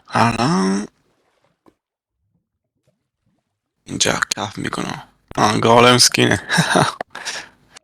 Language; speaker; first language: Persian; non-native, learner; Italian